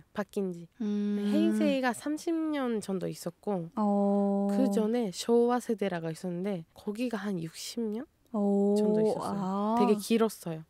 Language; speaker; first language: Korean; non-native, fluent; Japanese